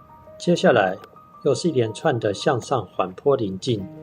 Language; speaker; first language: Chinese; native; Chinese